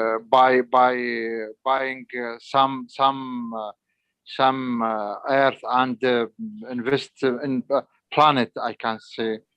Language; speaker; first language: English; non-native, learner; Arabic